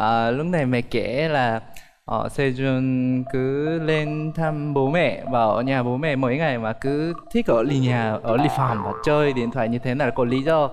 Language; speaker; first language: Vietnamese; non-native, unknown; Korean